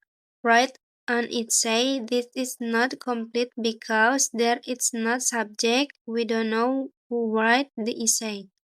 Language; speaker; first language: English; non-native, learner; Indonesian